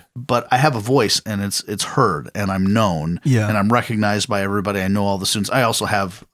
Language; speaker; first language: English; native; English